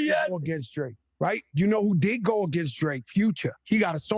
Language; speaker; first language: English; native; English